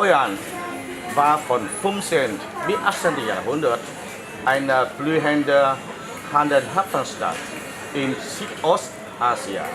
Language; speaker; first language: German; non-native, learner; Vietnamese